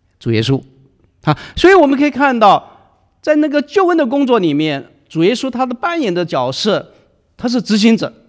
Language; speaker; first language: Chinese; non-native, local second language; Cantonese